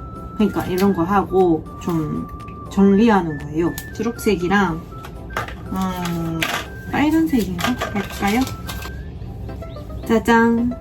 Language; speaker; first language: Korean; non-native, fluent; Japanese